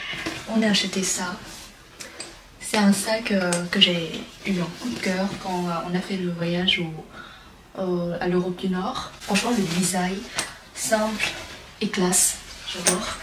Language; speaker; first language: French; non-native, fluent; Vietnamese